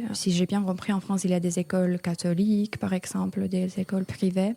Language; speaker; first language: French; non-native, fluent; Finnish